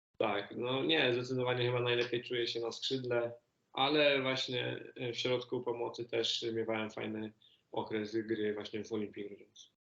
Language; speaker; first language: Polish; native; Polish